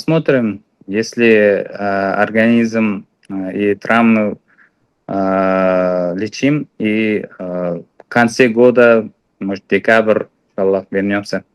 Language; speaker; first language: Russian; non-native, fluent; Uzbek